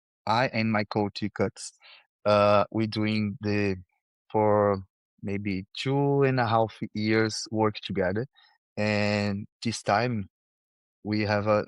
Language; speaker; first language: English; non-native, learner; Portuguese